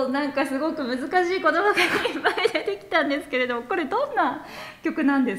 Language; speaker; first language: Japanese; native; Japanese